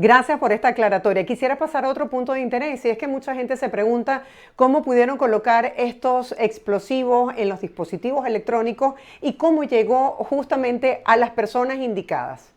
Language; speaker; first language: Spanish; native; Spanish